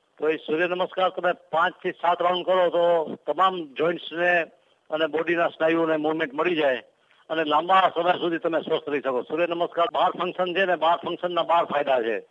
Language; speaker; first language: Gujarati; native; Gujarati